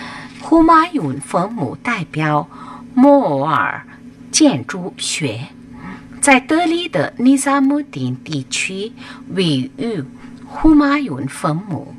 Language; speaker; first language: Chinese; non-native, learner; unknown